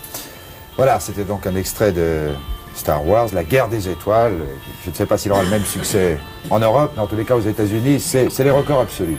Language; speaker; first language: French; native; French